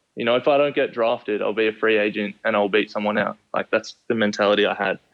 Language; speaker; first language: English; native; English